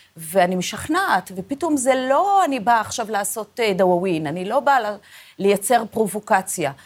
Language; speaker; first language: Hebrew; non-native, local second language; Arabic